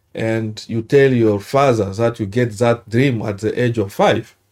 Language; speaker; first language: English; non-native, learner; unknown